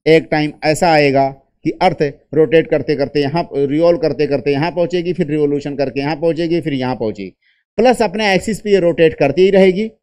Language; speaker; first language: Hindi; native; Hindi